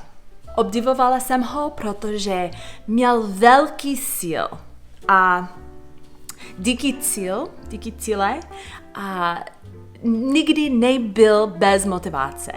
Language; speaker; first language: Czech; non-native, fluent; English